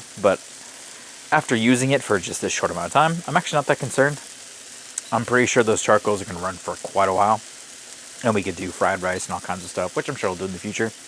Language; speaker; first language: English; native; English